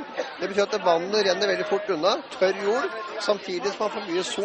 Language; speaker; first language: Norwegian; native; Norwegian